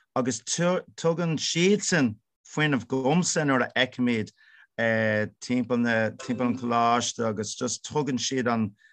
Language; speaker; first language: Irish; non-native, local second language; English